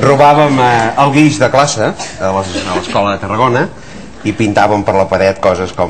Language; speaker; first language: Catalan; native; Catalan